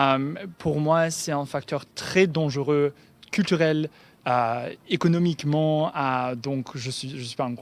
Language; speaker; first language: French; non-native, fluent; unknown